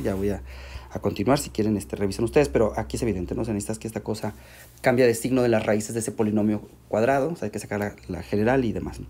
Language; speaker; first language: Spanish; native; Spanish